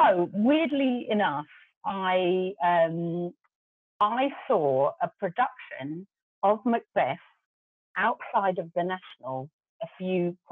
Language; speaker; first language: English; non-native, local second language; Gujarati